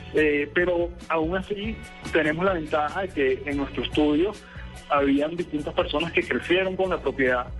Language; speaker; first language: Spanish; native; Spanish